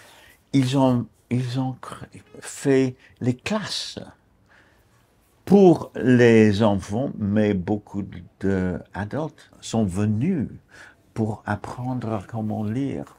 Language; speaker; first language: French; non-native, fluent; English